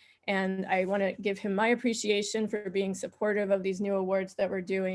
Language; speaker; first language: English; native; English